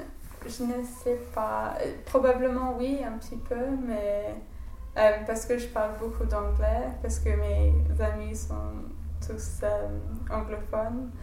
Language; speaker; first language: French; non-native, fluent; English